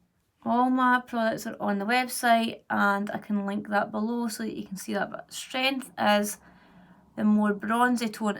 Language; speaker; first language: English; native; English